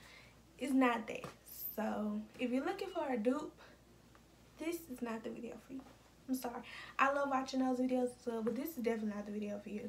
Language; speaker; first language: English; native; English